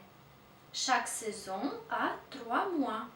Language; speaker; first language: French; non-native, fluent; Russian